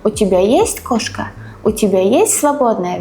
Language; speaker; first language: Russian; non-native, fluent; Uzbek